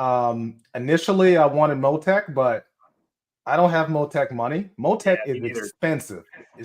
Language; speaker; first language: English; native; English